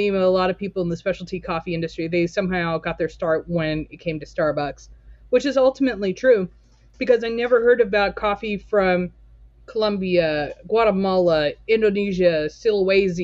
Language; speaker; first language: English; native; English